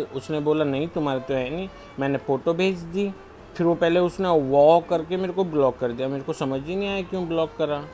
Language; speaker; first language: Hindi; native; Hindi